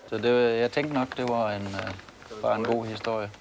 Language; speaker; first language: Danish; native; Danish